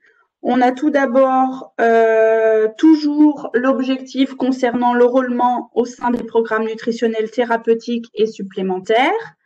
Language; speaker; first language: French; native; French